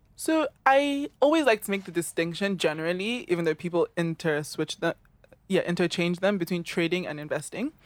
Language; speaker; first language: English; non-native, local second language; Yoruba